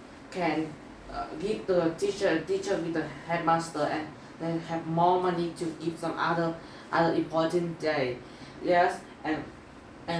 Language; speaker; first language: English; non-native, learner; Vietnamese